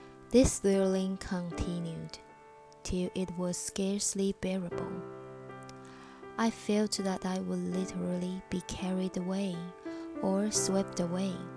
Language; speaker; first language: English; non-native, fluent; Chinese